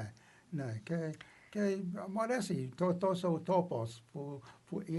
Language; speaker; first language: Greek; non-native, learner; English